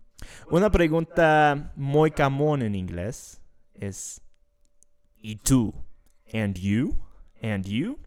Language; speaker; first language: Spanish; non-native, fluent; English